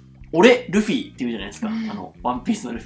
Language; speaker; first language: Japanese; native; Japanese